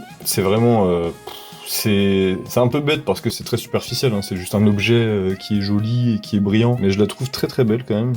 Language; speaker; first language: French; native; French